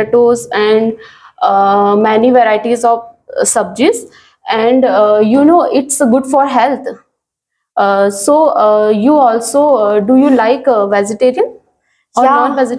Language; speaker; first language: English; non-native, learner; Hindi